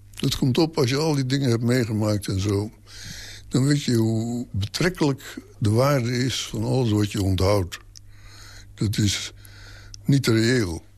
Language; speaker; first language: Dutch; native; Dutch